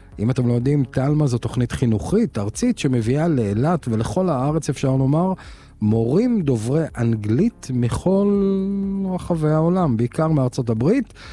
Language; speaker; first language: Hebrew; native; Hebrew